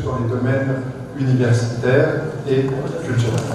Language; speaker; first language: French; native; French